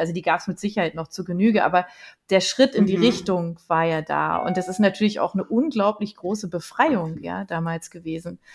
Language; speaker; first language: German; native; German